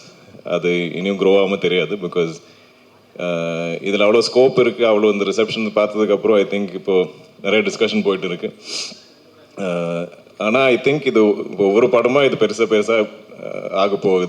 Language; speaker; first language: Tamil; non-native, local second language; Malayalam